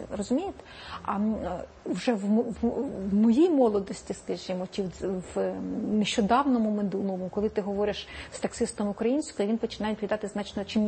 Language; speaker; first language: Ukrainian; native; Ukrainian